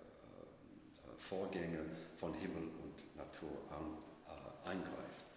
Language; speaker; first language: German; non-native, fluent; English